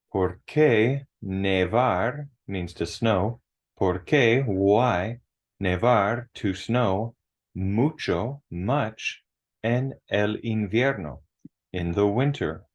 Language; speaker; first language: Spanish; non-native, fluent; English